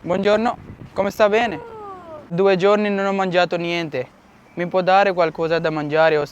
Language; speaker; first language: Italian; non-native, learner; Urdu